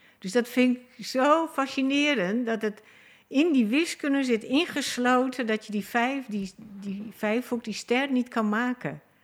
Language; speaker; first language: Dutch; native; Dutch